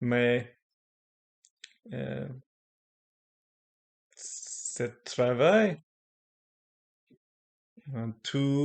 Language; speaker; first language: French; non-native, learner; English